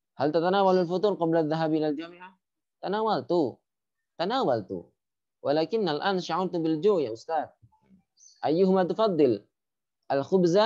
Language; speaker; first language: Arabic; non-native, fluent; Indonesian